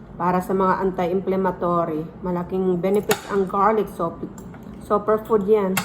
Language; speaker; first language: Filipino; non-native, local second language; Waray